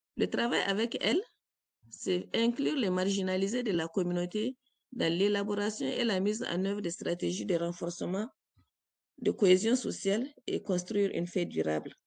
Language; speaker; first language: French; native; French